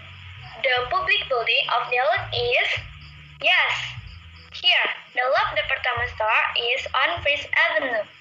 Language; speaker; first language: English; non-native, learner; Indonesian